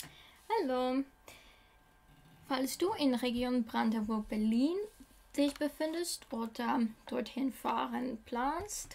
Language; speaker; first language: German; non-native, learner; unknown